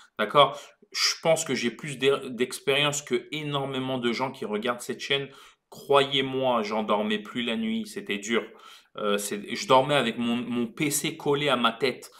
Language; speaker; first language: French; native; French